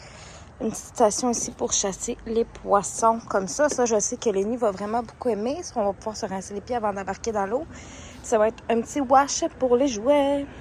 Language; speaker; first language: French; native; French